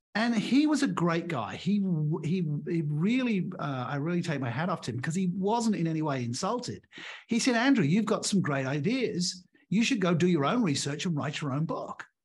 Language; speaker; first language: English; native; English